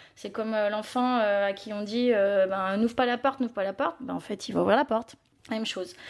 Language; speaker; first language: French; native; French